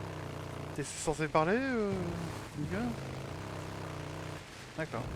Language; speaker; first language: French; native; French